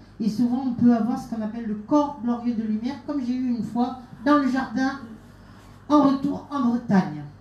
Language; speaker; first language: French; native; French